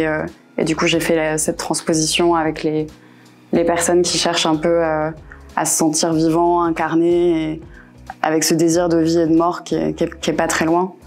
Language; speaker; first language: French; native; French